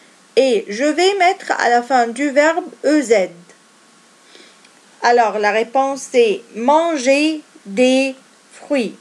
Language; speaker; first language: French; non-native, fluent; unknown